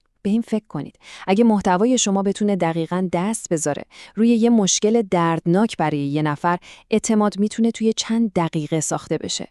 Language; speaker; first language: Persian; native; Persian